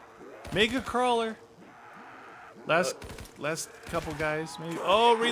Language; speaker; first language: English; native; English